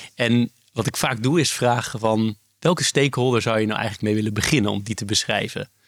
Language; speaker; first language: Dutch; non-native, fluent; Italian